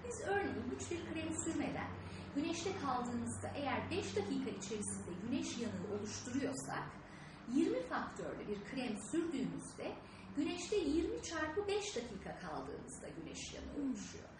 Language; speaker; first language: Turkish; native; Turkish